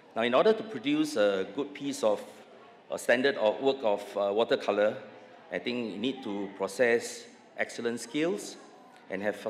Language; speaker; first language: English; non-native, local second language; Chinese